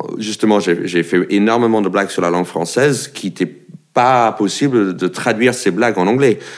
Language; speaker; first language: French; non-native, fluent; English